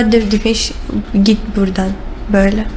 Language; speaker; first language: Turkish; non-native, learner; Russian